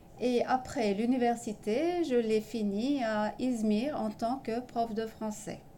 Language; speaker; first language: French; early bilingual, other home language; Turkish